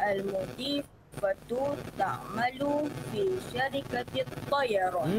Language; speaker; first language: Arabic; non-native, learner; Malay